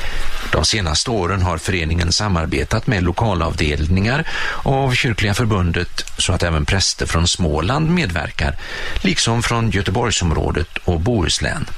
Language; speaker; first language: Swedish; native; Swedish